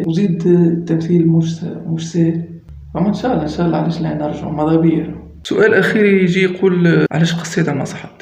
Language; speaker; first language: Arabic; native; Arabic